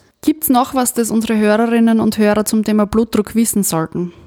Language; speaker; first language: German; native; German